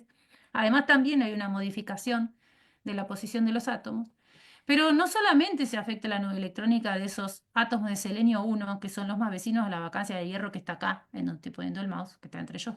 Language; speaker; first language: Spanish; native; Spanish